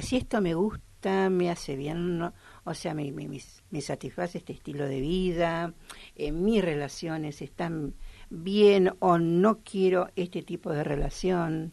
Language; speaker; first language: Spanish; native; Spanish